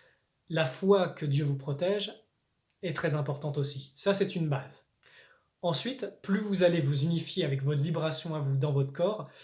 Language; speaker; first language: French; native; French